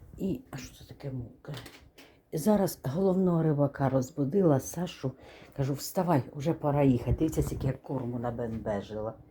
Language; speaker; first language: Ukrainian; native; Ukrainian